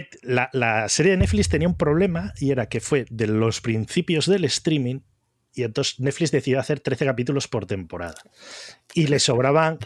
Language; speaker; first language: Spanish; native; Spanish